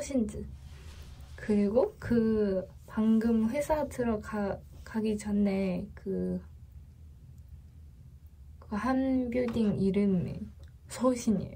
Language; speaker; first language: Korean; non-native, learner; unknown